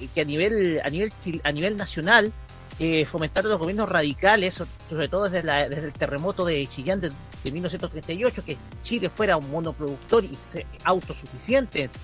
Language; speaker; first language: Spanish; native; Spanish